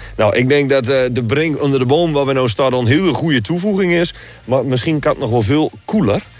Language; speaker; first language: Dutch; native; Dutch